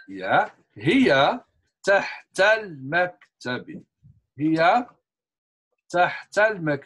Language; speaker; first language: Arabic; non-native, fluent; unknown